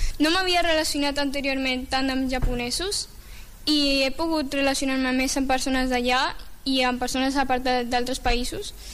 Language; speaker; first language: Catalan; early bilingual, other home language; Arabic